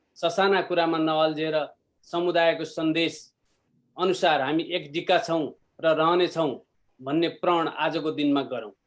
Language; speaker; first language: Nepali; native; Nepali